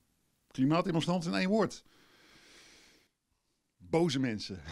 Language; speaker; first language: Dutch; native; Dutch